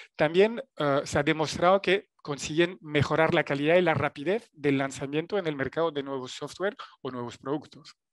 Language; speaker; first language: Spanish; non-native, fluent; French